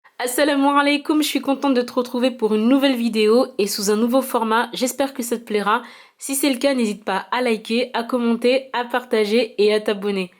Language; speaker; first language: French; early bilingual, heritage; French